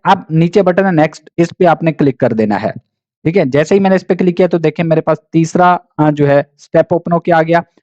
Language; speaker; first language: Urdu; non-native, local second language; Punjabi